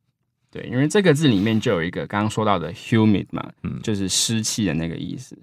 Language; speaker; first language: Chinese; native; Chinese